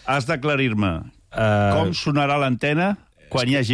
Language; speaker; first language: Catalan; native; Catalan